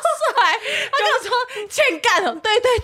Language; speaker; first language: Chinese; native; Chinese